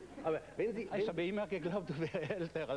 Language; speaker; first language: German; non-native, fluent; French